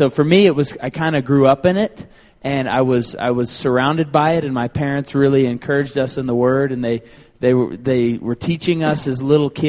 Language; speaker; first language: English; native; English